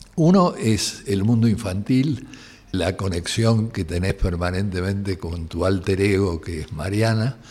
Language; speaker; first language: Spanish; native; Spanish